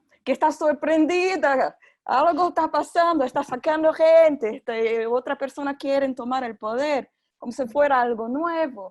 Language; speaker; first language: Spanish; non-native, fluent; Portuguese